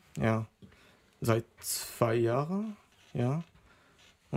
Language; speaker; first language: German; non-native, learner; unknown